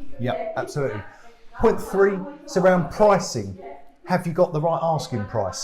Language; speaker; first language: English; native; English